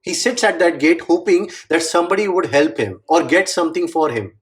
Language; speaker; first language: English; non-native, local second language; Marathi